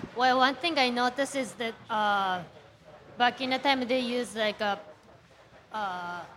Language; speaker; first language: English; non-native, fluent; Japanese